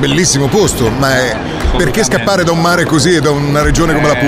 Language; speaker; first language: Italian; native; Italian